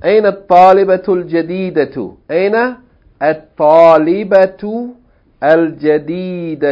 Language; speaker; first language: Arabic; non-native, fluent; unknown